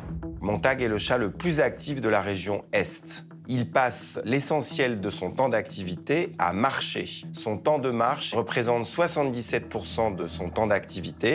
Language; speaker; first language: French; native; French